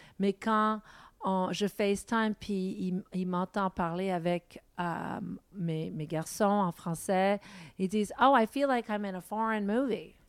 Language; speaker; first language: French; non-native, local second language; English